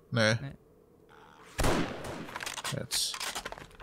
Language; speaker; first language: German; native; German